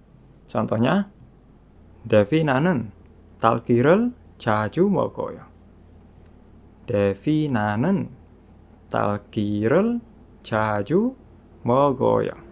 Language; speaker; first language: Korean; non-native, fluent; Indonesian